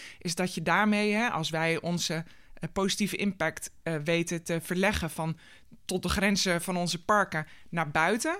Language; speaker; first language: Dutch; native; Dutch